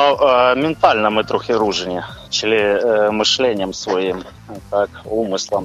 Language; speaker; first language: Polish; non-native, learner; Ukrainian